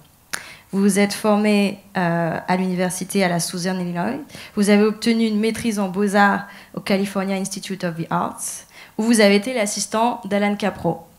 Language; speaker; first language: French; native; French